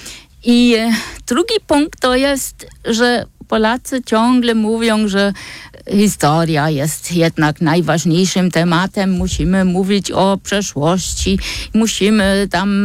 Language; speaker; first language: Polish; non-native, fluent; German